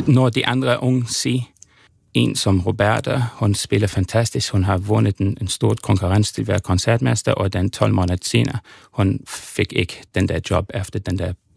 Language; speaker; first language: Danish; non-native, fluent; English